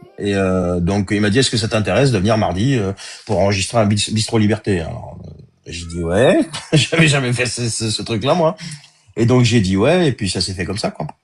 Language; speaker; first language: French; early bilingual, other home language; Arabic